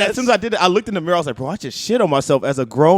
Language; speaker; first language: English; native; English